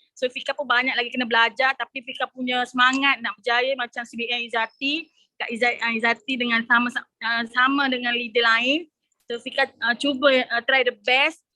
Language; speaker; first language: Malay; native; Malay